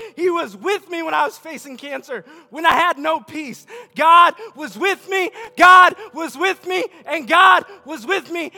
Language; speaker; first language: English; native; English